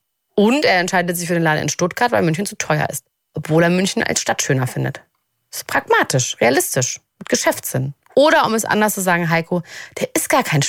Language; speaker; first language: German; native; German